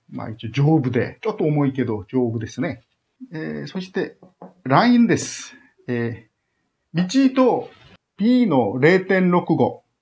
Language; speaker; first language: Japanese; non-native, fluent; Korean